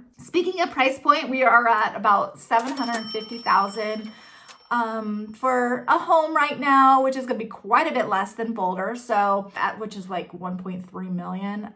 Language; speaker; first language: English; native; English